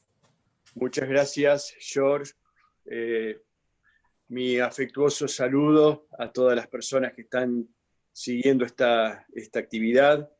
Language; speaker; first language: Spanish; native; Spanish